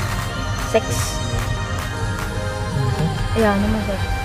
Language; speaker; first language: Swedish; non-native, learner; Cebuano